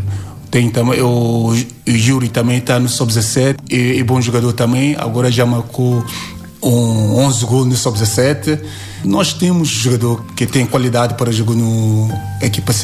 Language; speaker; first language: Portuguese; non-native, learner; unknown